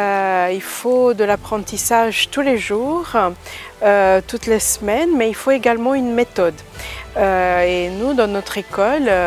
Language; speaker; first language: French; early bilingual, other home language; Romanian